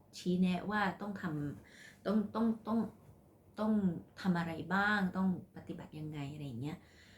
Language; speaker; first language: Thai; non-native, local second language; Khmer